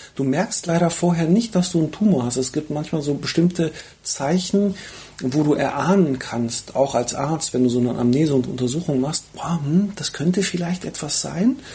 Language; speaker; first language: German; early bilingual, other home language; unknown